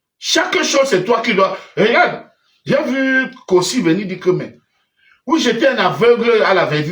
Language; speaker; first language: French; native; French